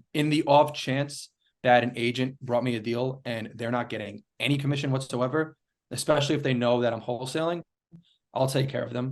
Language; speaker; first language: English; native; English